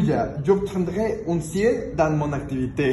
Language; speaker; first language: French; non-native, learner; Spanish